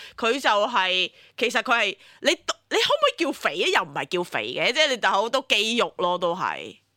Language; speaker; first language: Cantonese; native; Cantonese